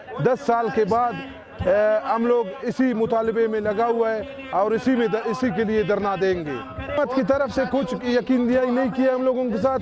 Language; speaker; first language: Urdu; non-native, local second language; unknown